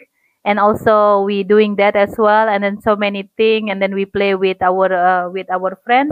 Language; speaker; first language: English; non-native, fluent; Indonesian